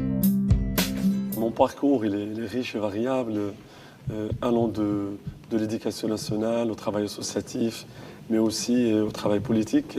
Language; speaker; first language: French; non-native, local second language; Arabic